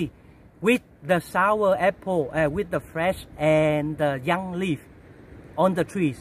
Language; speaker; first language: English; non-native, local second language; Vietnamese